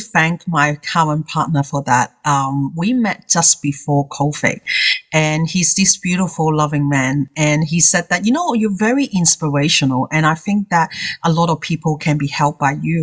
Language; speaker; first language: English; non-native, local second language; Cantonese